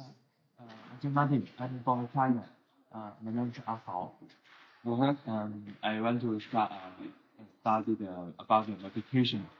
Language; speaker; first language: English; non-native, learner; Chinese